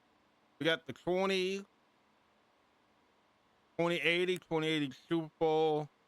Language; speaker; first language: English; native; English